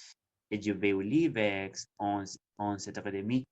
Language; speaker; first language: French; non-native, learner; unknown